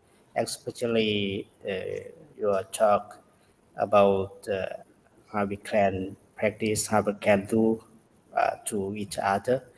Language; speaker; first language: English; non-native, learner; Thai